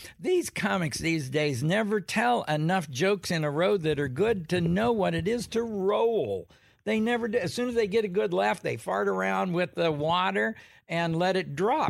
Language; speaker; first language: English; native; English